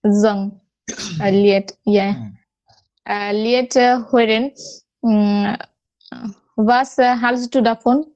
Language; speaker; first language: German; non-native, learner; Bangla